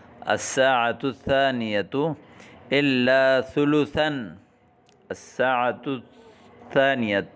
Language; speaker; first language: Arabic; non-native, fluent; Urdu